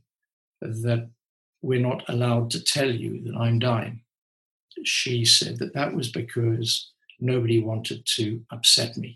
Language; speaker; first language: English; native; English